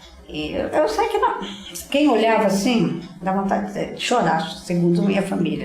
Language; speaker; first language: Portuguese; native; Portuguese